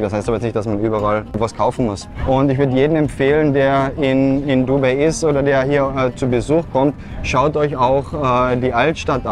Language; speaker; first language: German; native; German